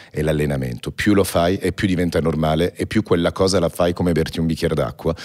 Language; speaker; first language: Italian; early bilingual, heritage; Italian